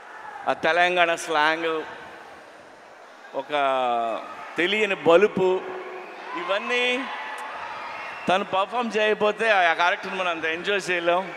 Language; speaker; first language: Telugu; native; Telugu